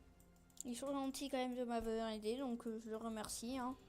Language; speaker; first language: French; native; French